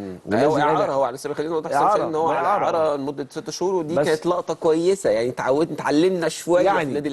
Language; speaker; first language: Arabic; native; Arabic